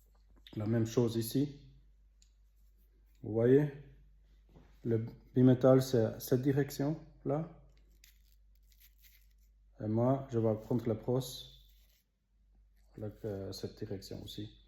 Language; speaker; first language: French; non-native, local second language; German